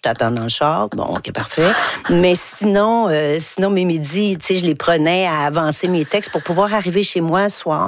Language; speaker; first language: French; native; French